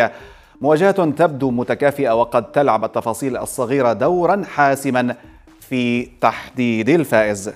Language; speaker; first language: Arabic; native; Arabic